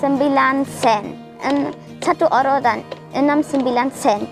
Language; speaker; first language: Indonesian; early bilingual, heritage; German